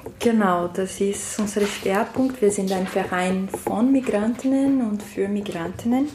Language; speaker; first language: German; non-native, learner; Portuguese